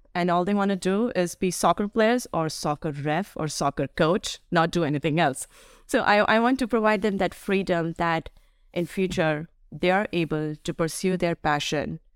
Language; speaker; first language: English; non-native, local second language; Hindi